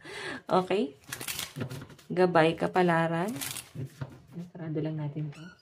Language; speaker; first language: Filipino; native; Filipino